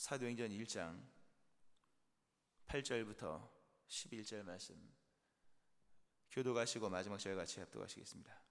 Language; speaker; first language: Korean; native; Korean